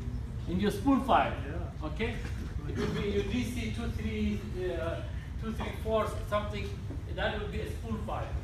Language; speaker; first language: English; non-native, fluent; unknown